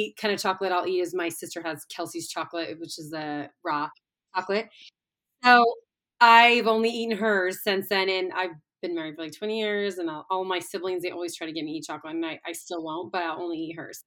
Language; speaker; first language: English; native; English